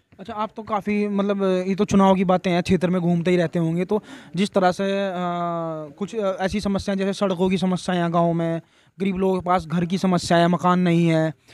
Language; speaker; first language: Hindi; native; Hindi